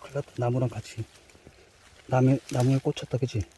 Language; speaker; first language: Korean; native; Korean